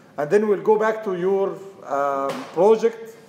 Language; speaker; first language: English; non-native, fluent; Arabic